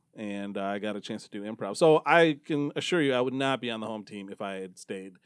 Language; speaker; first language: English; native; English